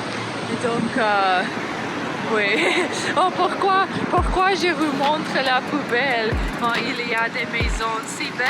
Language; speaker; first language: French; non-native, learner; English